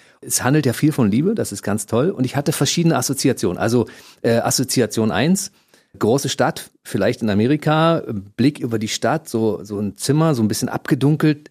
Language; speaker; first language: German; native; German